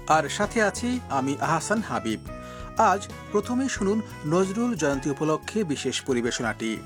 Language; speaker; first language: Bangla; native; Bangla